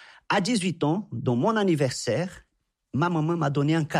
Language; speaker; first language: French; non-native, fluent; Portuguese